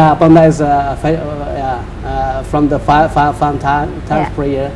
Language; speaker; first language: English; non-native, fluent; Chinese